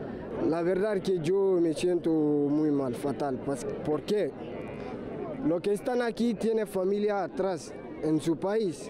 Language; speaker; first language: Spanish; non-native, learner; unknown